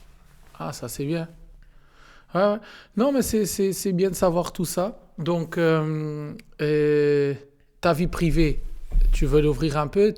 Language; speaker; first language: French; non-native, learner; Portuguese